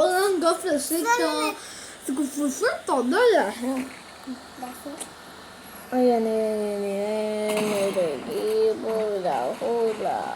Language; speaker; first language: Spanish; native; Spanish